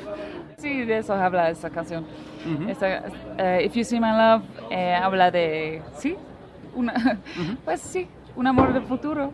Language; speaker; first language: Spanish; non-native, fluent; Dutch